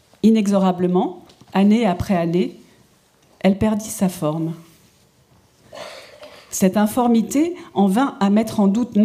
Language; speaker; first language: French; native; French